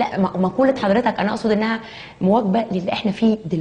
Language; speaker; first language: Arabic; native; Arabic